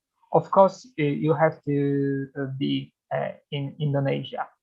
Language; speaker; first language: English; non-native, fluent; Polish